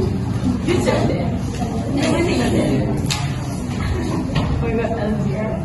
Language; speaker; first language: English; non-native, learner; Indonesian